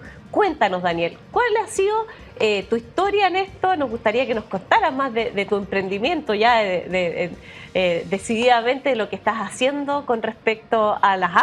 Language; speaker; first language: Spanish; native; Spanish